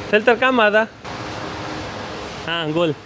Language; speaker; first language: Arabic; non-native, learner; Sindhi